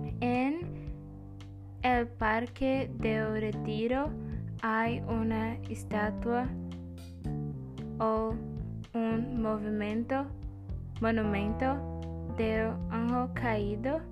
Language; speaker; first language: Spanish; non-native, learner; Portuguese